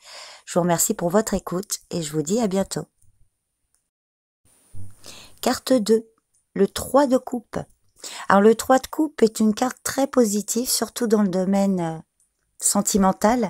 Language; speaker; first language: French; native; French